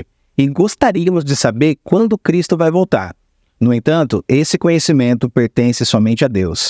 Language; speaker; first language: Portuguese; native; Portuguese